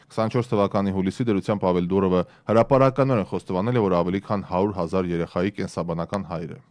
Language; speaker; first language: Armenian; native; Armenian